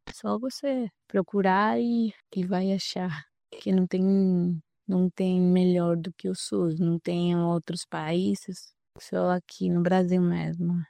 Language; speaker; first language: Portuguese; non-native, fluent; Spanish